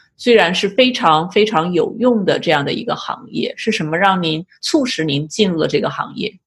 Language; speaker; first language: Chinese; native; Chinese